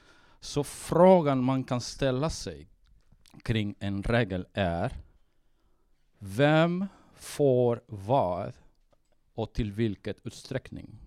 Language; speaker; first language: Swedish; early bilingual, heritage; Swedish